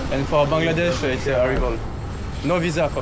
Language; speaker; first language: English; non-native, learner; French